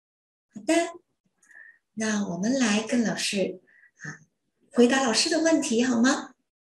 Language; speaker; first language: Chinese; non-native, fluent; Vietnamese